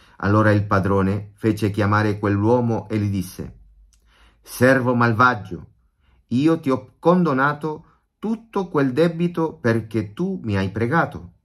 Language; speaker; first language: Italian; non-native, fluent; Spanish